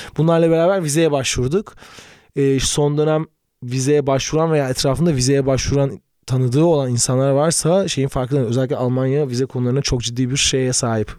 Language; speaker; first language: Turkish; native; Turkish